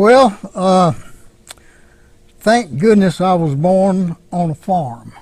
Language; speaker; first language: English; native; English